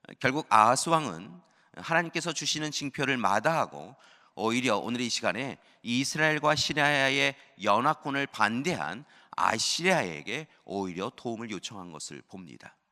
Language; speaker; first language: Korean; native; Korean